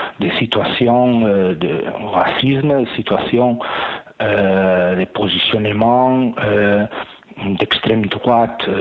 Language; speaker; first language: French; non-native, learner; Catalan